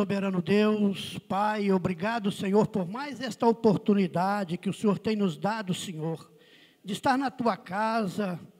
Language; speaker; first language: Portuguese; native; Portuguese